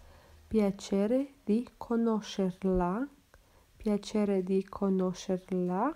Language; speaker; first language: Italian; non-native, fluent; Romanian